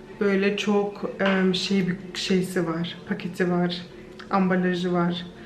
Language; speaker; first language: Turkish; early bilingual, heritage; Turkish